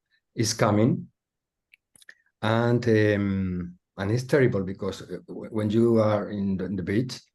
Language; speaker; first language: English; non-native, learner; Spanish